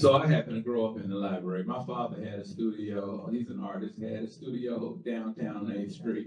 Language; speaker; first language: English; native; English